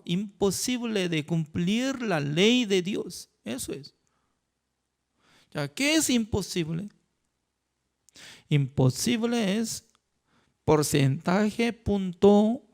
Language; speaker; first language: Spanish; non-native, fluent; Korean